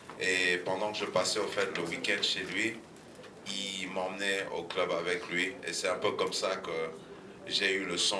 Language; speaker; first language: French; non-native, local second language; Lingala